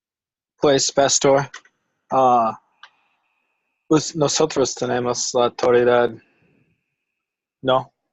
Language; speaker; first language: Spanish; non-native, fluent; English